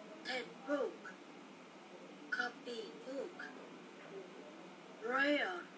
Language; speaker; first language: English; non-native, learner; Vietnamese